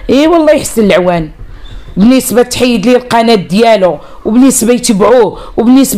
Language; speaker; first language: Arabic; native; Arabic